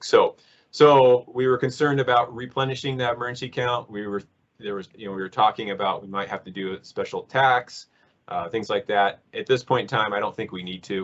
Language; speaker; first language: English; native; English